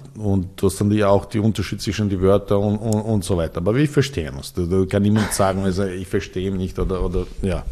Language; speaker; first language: German; non-native, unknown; Serbian